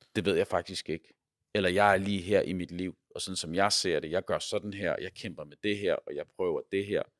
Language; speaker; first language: Danish; early bilingual, other home language; Arabic